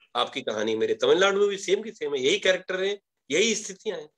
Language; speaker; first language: Hindi; native; Hindi